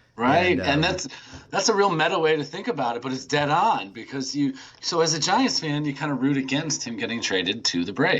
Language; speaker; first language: English; native; English